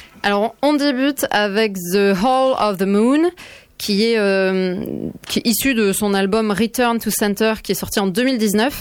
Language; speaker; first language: French; native; French